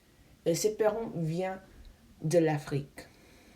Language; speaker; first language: French; non-native, learner; English